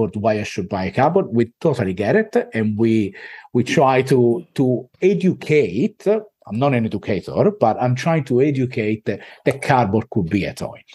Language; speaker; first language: English; non-native, fluent; Italian